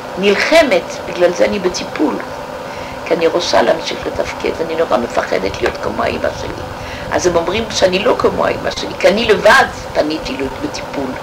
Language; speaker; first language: Hebrew; non-native, fluent; French